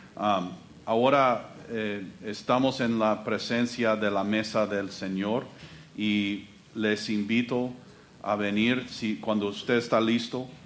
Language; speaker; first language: Spanish; non-native, fluent; English